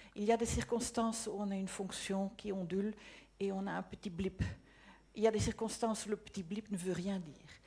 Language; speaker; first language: French; non-native, fluent; Dutch